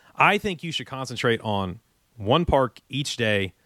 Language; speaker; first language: English; native; English